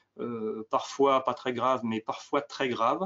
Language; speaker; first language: French; native; French